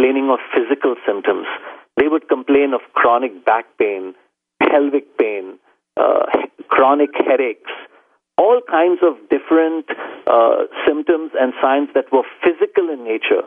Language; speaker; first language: English; non-native, local second language; Hindi